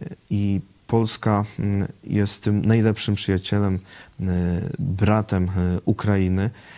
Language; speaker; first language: Polish; native; Polish